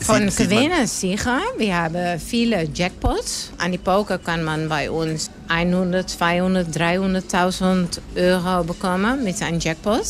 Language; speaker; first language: German; non-native, learner; Dutch